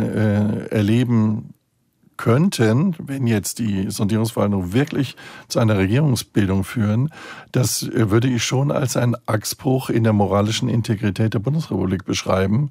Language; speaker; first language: German; native; German